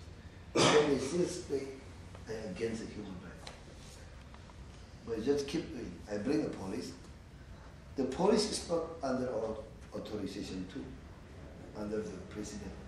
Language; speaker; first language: English; non-native, learner; Indonesian